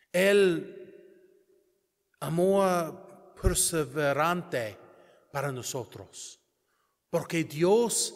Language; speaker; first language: Spanish; non-native, learner; English